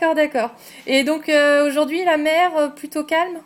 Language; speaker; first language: French; native; French